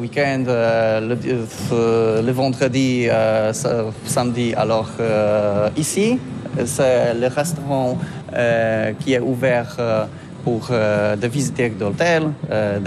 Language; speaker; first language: French; non-native, learner; Polish